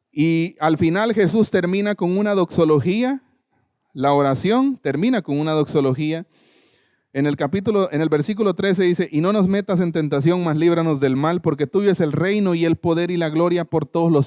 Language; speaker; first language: Spanish; native; Spanish